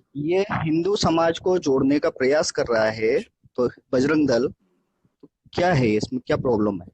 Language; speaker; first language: Hindi; native; Hindi